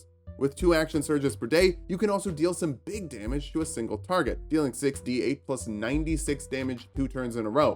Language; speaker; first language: English; native; English